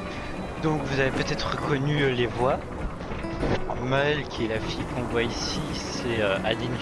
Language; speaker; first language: French; native; French